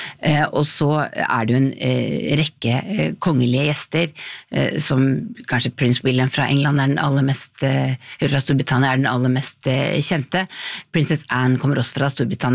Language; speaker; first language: Norwegian; native; Norwegian